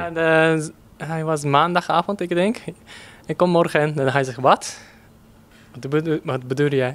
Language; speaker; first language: Dutch; early bilingual, heritage; Japanese